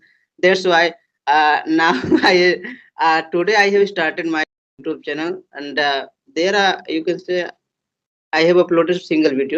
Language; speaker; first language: English; non-native, learner; Hindi